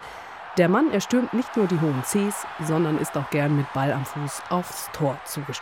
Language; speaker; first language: German; native; German